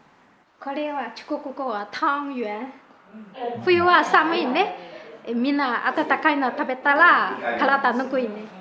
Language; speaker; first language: Japanese; non-native, learner; Chinese